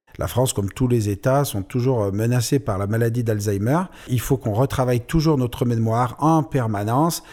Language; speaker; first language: French; native; French